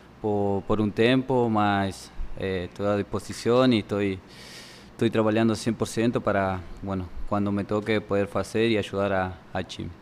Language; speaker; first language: Portuguese; non-native, learner; Spanish